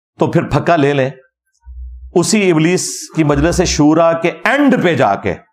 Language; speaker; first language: Urdu; native; Urdu